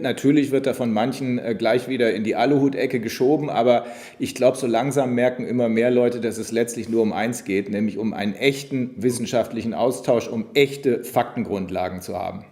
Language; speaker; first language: German; native; German